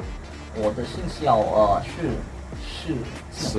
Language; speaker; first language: Chinese; non-native, learner; Malay